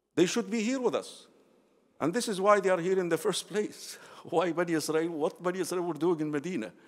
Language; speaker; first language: English; non-native, fluent; Arabic